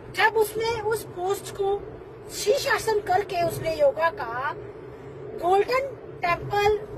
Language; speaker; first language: Hindi; native; Hindi